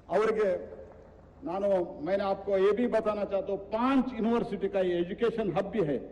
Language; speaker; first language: Hindi; non-native, local second language; Kannada